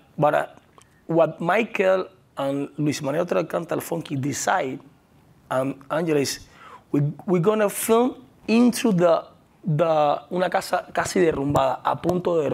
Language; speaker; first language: English; non-native, learner; Spanish